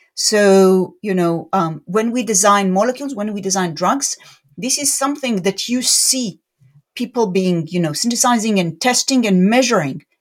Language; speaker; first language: English; non-native, fluent; Hebrew